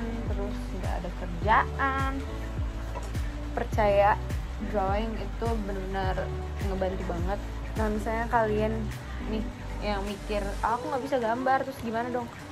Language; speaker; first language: Indonesian; native; Indonesian